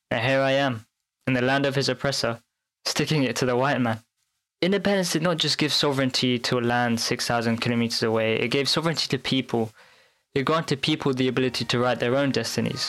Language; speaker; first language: English; native; English